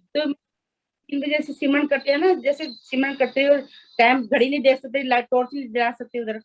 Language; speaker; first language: Hindi; non-native, local second language; Nepali